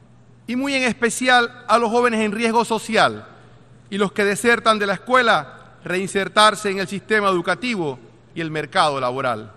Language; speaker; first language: Spanish; native; Spanish